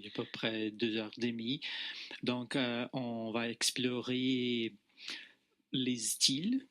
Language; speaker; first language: French; non-native, fluent; Portuguese